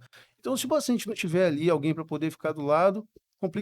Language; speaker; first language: Portuguese; native; Portuguese